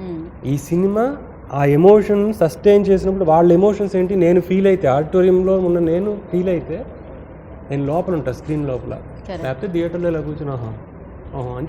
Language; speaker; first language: Telugu; native; Telugu